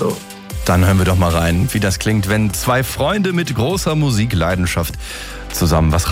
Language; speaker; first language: German; native; German